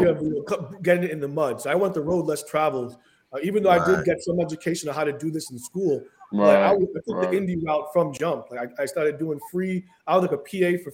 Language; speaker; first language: English; early bilingual, other home language; Haitian Creole